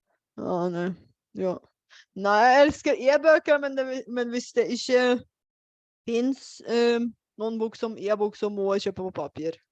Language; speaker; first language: Norwegian; non-native, fluent; Bulgarian